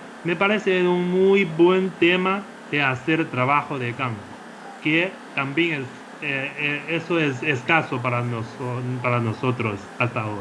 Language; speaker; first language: Spanish; non-native, fluent; Chinese